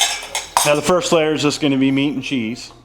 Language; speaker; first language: English; native; English